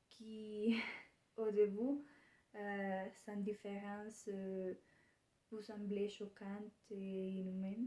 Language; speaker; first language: French; non-native, learner; Spanish